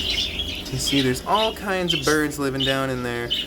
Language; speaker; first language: English; native; English